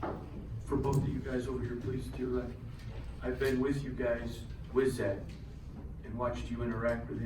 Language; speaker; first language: English; native; English